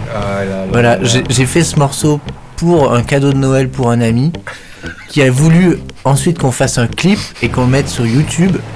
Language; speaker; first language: French; native; French